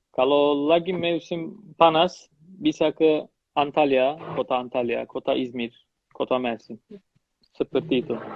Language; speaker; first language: Indonesian; non-native, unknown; Turkish